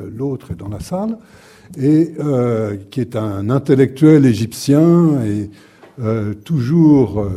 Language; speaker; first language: French; native; French